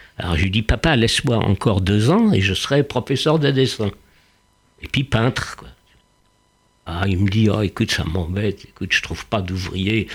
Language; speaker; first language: French; early bilingual, other home language; Yiddish